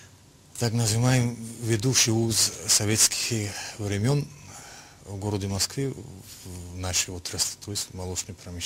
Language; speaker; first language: Russian; non-native, local second language; Tajik